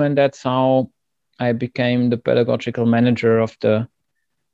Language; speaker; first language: English; non-native, fluent; German